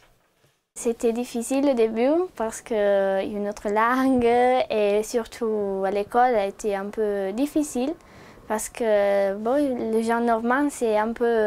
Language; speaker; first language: French; non-native, fluent; Italian